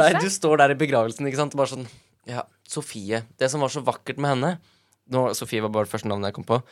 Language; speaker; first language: Norwegian; native; Norwegian